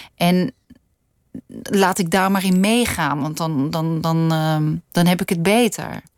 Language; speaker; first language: Dutch; native; Dutch